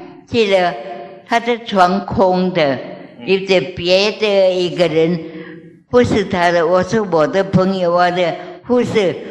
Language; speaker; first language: Chinese; non-native, learner; Min Nan Chinese